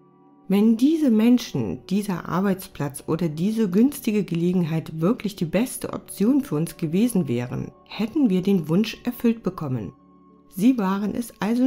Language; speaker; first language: German; native; German